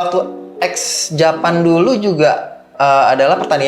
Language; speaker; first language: Indonesian; native; Indonesian